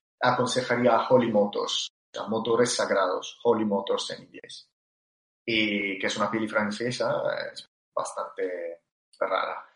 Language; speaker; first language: Spanish; non-native, fluent; Italian